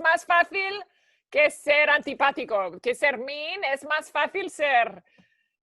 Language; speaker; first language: Spanish; early bilingual, heritage; Spanish